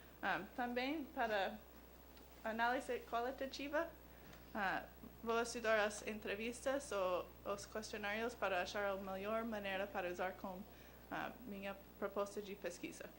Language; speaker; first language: Portuguese; non-native, learner; English